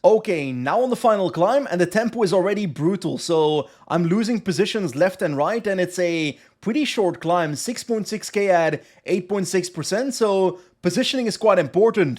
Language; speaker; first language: English; non-native, fluent; Dutch